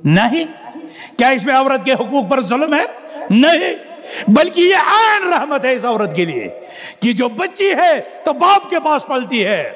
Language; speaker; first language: Urdu; non-native, local second language; Kashmiri